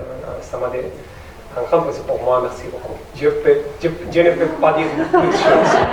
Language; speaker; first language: French; non-native, learner; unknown